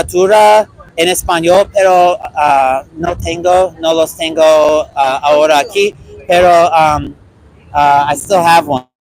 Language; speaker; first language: Spanish; non-native, learner; English